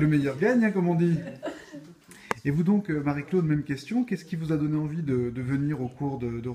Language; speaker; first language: French; native; French